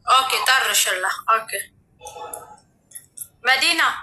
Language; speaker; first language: Arabic; non-native, learner; Amharic